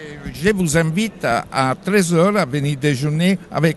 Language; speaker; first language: French; non-native, fluent; Italian